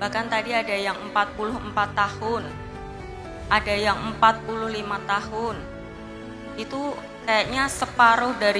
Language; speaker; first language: Indonesian; native; Indonesian